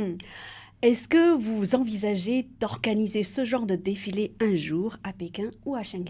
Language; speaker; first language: French; native; French